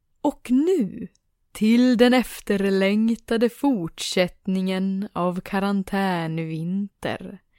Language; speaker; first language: Swedish; native; Swedish